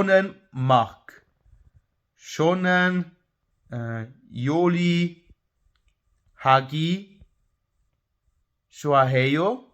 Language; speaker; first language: Korean; non-native, learner; Luxembourgish